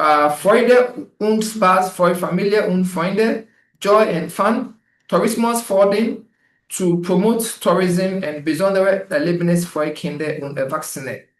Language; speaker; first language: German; non-native, fluent; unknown